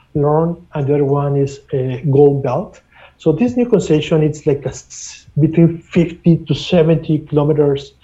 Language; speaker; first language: English; non-native, fluent; Spanish